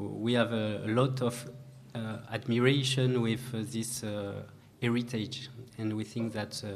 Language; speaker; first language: English; non-native, learner; French